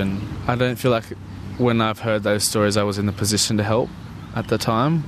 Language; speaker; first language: English; native; English